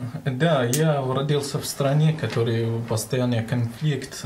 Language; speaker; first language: Russian; non-native, learner; Arabic